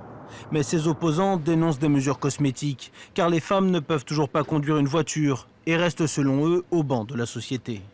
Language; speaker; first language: French; native; French